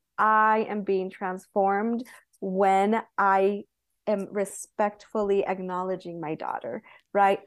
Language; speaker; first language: English; early bilingual, other home language; Spanish